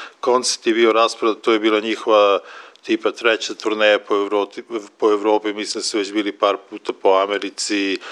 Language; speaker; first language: Serbian; native; Serbian